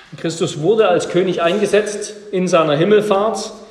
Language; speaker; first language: German; native; German